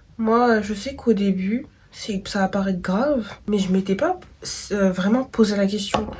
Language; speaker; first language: French; native; French